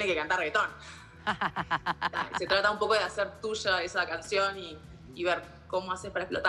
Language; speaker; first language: Spanish; native; Spanish